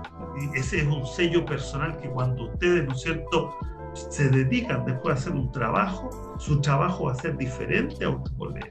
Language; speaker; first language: Spanish; native; Spanish